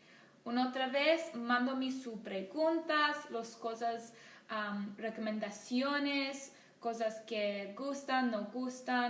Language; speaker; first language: Spanish; non-native, learner; English